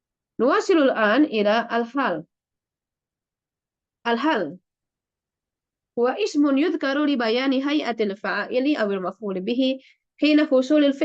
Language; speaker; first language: Arabic; non-native, fluent; Indonesian